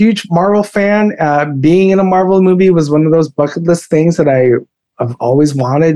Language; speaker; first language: English; non-native, local second language; Filipino